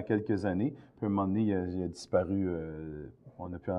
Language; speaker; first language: French; native; French